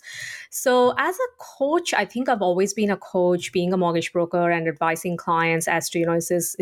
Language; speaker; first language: English; non-native, local second language; Tamil